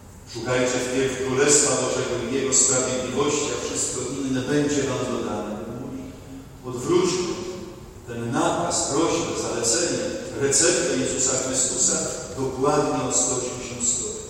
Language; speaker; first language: Polish; native; Polish